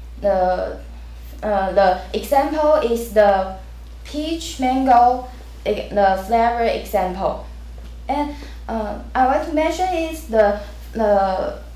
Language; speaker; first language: English; non-native, learner; Chinese